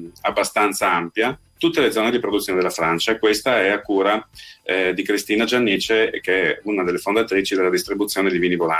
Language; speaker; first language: Italian; native; Italian